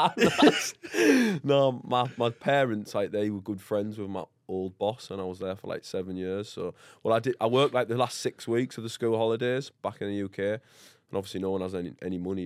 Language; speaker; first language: English; native; English